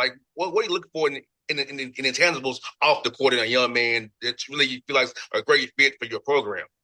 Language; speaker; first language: English; native; English